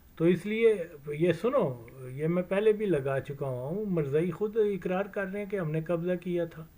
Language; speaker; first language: Urdu; non-native, local second language; Punjabi